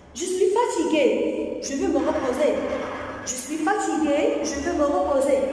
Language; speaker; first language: French; non-native, local second language; Arabic